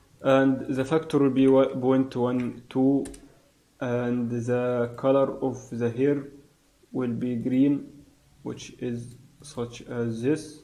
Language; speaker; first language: English; non-native, fluent; Arabic